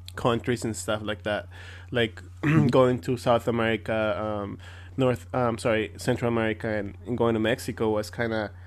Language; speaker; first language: English; non-native, fluent; Spanish